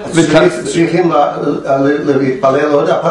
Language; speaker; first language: Hebrew; non-native, fluent; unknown